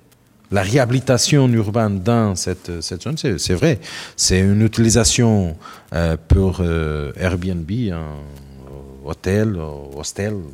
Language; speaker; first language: French; non-native, learner; Portuguese